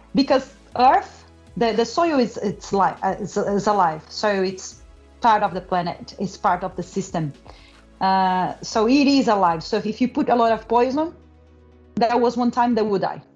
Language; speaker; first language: English; non-native, learner; Portuguese